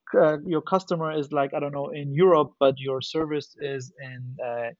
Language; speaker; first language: English; non-native, fluent; German